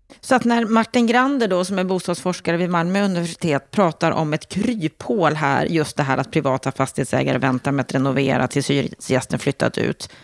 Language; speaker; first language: Swedish; native; Swedish